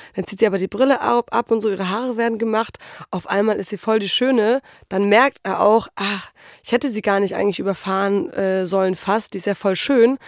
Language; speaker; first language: German; early bilingual, other home language; Polish